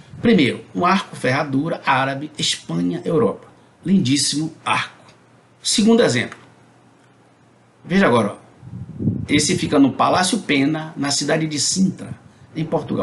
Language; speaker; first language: Portuguese; native; Portuguese